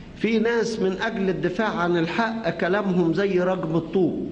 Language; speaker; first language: Arabic; native; Arabic